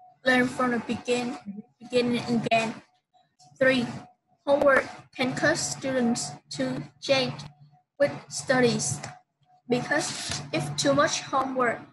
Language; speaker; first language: English; non-native, learner; Vietnamese